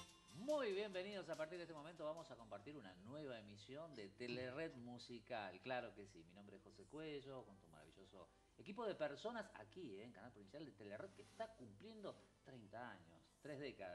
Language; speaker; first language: Spanish; native; Spanish